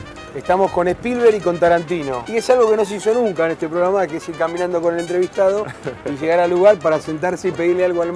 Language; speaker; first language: Spanish; native; Spanish